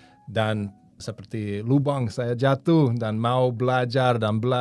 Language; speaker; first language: Indonesian; non-native, learner; English